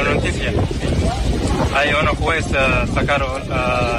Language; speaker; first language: Spanish; non-native, learner; Arabic